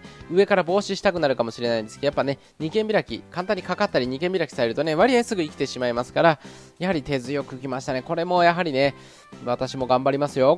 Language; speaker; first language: Japanese; native; Japanese